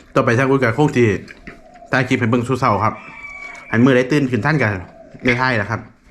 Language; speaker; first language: Thai; native; Thai